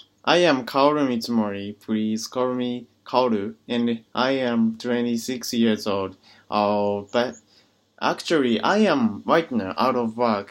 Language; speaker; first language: English; non-native, learner; Japanese